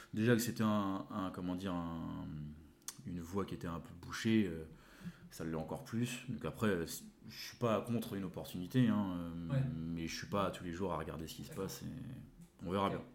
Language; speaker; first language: French; native; French